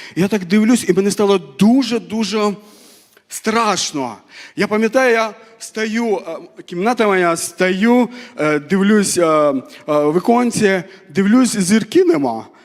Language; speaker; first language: Ukrainian; non-native, fluent; Armenian